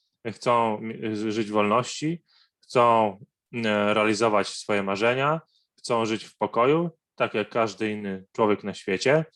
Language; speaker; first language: Polish; non-native, fluent; Arabic